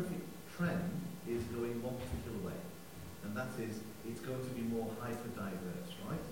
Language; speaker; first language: English; native; English